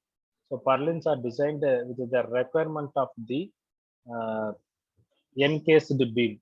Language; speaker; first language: English; non-native, local second language; Tamil